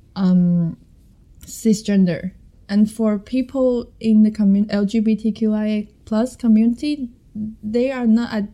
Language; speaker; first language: English; non-native, fluent; Chinese